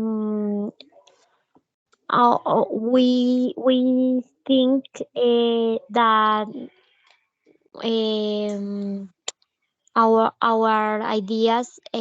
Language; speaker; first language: English; non-native, learner; Spanish